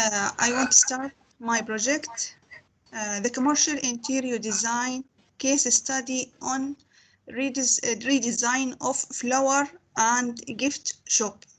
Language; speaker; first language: English; non-native, learner; Arabic